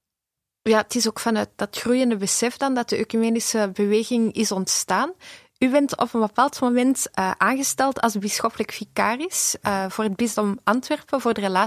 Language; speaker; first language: Dutch; native; Dutch